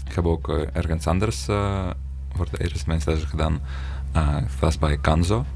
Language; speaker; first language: Dutch; non-native, learner; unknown